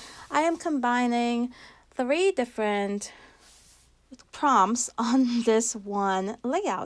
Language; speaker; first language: English; native; English